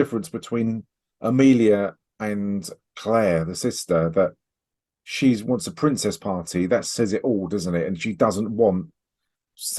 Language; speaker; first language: English; native; English